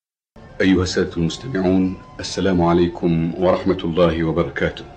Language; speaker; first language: Arabic; native; Arabic